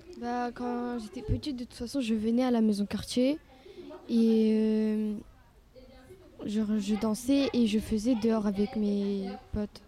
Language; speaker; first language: French; early bilingual, other home language; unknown